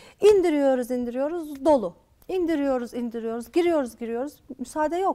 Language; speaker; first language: Turkish; native; Turkish